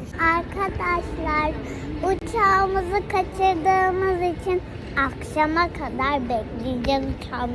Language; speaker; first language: Turkish; early bilingual, heritage; Turkish